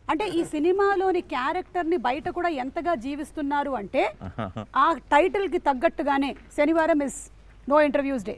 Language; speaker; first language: Telugu; native; Telugu